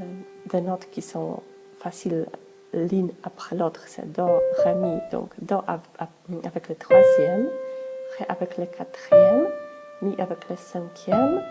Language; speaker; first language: French; non-native, fluent; Polish